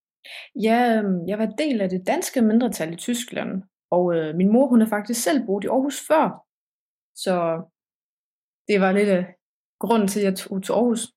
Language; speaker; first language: Danish; early bilingual, heritage; Danish